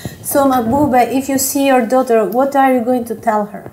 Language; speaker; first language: English; non-native, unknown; Albanian